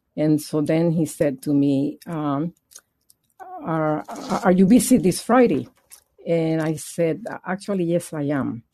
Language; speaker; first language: English; non-native, fluent; Spanish